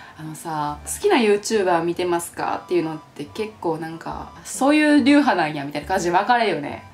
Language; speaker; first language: Japanese; native; Japanese